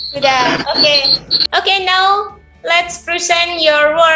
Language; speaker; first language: English; non-native, learner; Indonesian